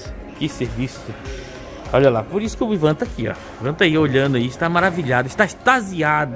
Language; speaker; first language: Portuguese; native; Portuguese